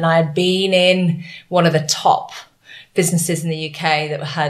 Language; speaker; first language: English; native; English